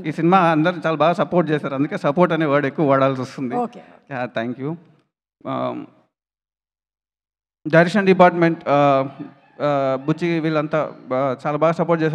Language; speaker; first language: Telugu; native; Telugu